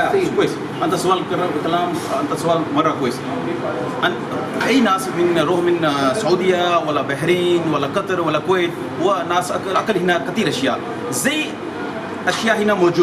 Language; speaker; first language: Arabic; non-native, learner; Urdu